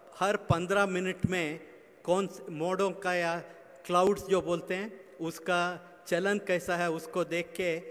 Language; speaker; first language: Hindi; non-native, local second language; Kannada